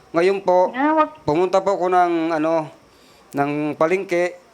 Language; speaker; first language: Filipino; native; Filipino